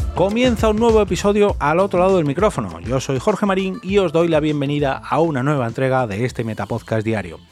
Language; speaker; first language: Spanish; native; Spanish